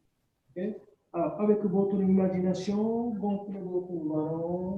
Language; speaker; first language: French; non-native, fluent; Japanese